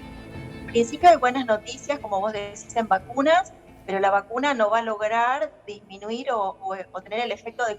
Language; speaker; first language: Spanish; native; Spanish